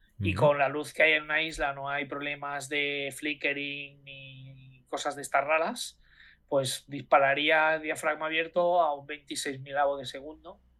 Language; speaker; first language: Spanish; native; Spanish